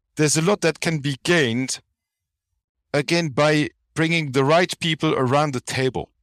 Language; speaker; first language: English; non-native, fluent; French